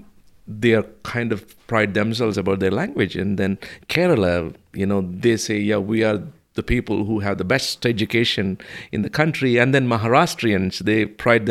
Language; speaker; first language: English; non-native, local second language; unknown